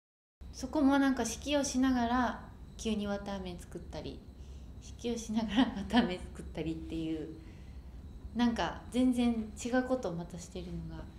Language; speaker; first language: Japanese; native; Japanese